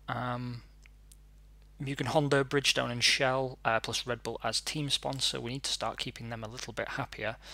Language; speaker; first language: English; native; English